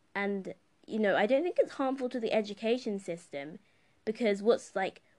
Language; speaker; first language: English; native; English